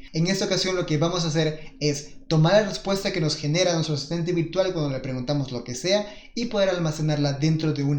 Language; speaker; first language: Spanish; native; Spanish